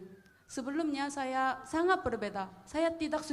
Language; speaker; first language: Indonesian; non-native, fluent; Korean